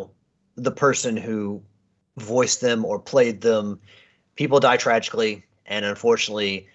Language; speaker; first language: English; native; English